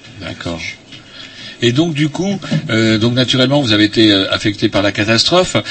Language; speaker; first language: French; native; French